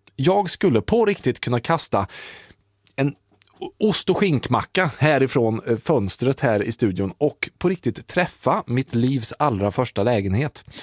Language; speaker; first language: Swedish; native; Swedish